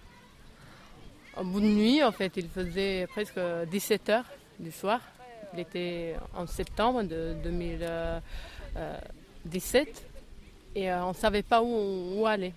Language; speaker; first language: French; non-native, fluent; Albanian